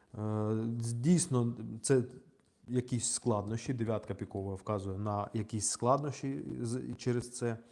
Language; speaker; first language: Ukrainian; non-native, local second language; Russian